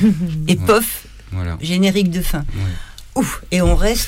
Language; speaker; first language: French; native; French